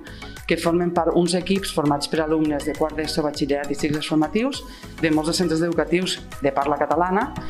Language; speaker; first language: Catalan; native; Catalan